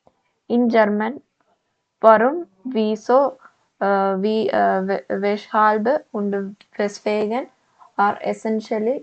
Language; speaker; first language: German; non-native, learner; Malayalam